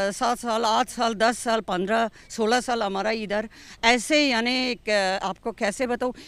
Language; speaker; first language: Hindi; non-native, fluent; Persian